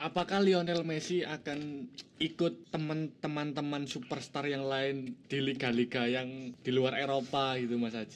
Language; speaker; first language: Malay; non-native, local second language; Javanese